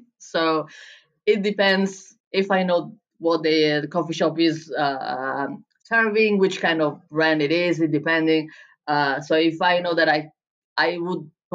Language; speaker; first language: English; non-native, fluent; Italian